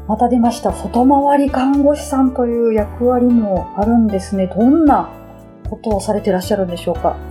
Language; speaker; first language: Japanese; native; Japanese